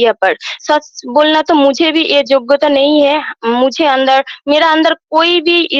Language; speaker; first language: Hindi; non-native, local second language; Bangla